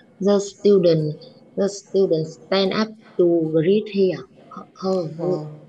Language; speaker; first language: English; non-native, learner; Vietnamese